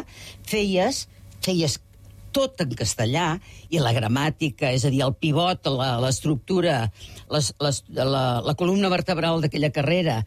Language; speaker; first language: Catalan; native; Catalan